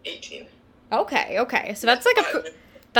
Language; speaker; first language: English; native; English